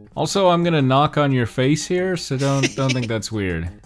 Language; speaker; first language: English; native; English